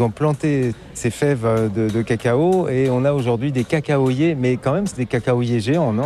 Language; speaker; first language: French; native; French